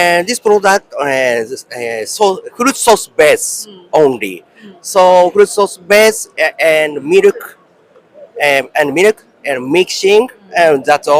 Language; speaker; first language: English; non-native, learner; Japanese